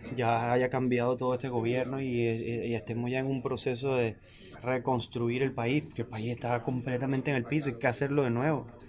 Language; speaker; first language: Spanish; native; Spanish